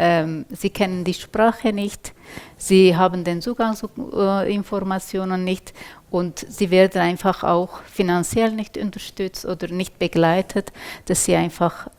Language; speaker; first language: German; non-native, fluent; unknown